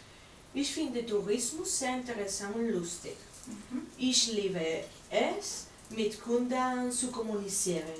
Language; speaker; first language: German; non-native, learner; Spanish